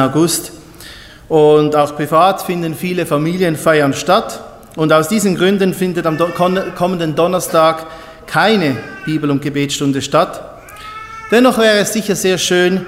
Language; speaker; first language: German; native; German